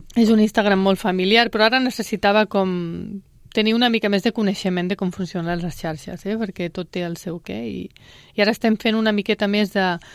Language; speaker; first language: Catalan; native; Catalan